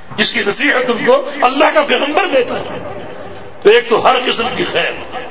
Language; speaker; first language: Urdu; native; Urdu